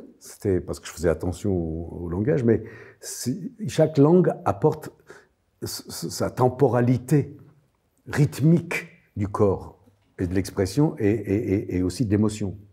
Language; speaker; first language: French; non-native, fluent; Armenian